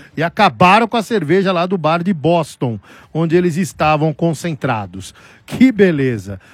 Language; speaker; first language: Portuguese; native; Portuguese